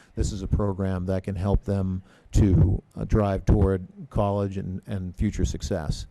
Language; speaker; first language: English; native; English